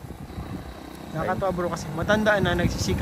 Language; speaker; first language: Filipino; native; Filipino